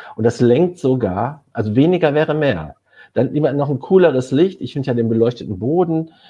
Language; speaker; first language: German; non-native, fluent; Spanish